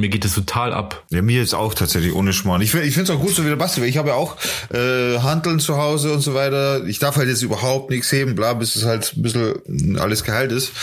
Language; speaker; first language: German; native; German